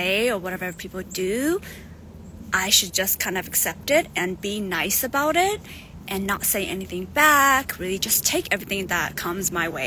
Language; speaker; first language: English; native; English